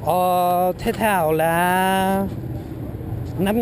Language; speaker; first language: Vietnamese; non-native, fluent; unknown